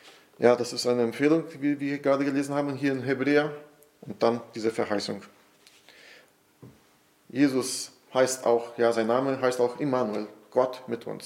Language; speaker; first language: German; non-native, fluent; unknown